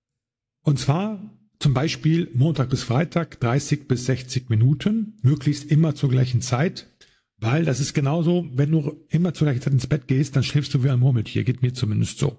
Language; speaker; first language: German; native; German